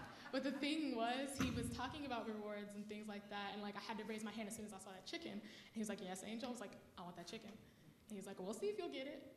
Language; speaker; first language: English; native; English